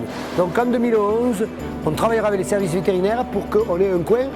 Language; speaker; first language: French; native; French